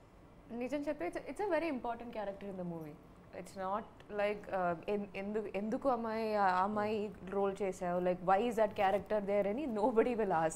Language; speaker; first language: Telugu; non-native, learner; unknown